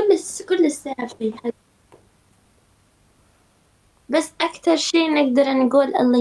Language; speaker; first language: Arabic; non-native, learner; Turkish